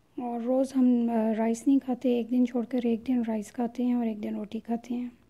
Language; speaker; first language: Urdu; native; Urdu